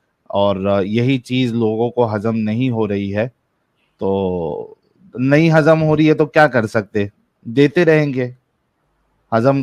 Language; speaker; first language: Hindi; native; Hindi